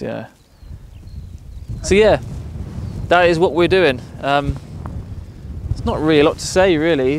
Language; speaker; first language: English; native; English